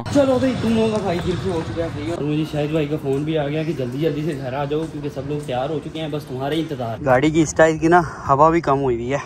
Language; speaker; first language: Urdu; non-native, local second language; Punjabi